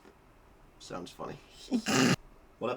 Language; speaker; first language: English; native; English